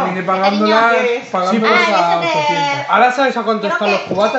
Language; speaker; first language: Spanish; native; Spanish